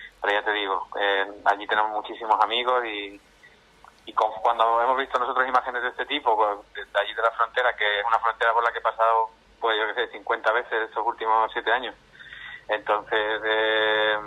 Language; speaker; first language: Spanish; native; Spanish